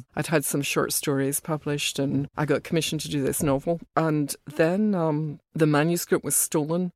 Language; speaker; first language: English; native; English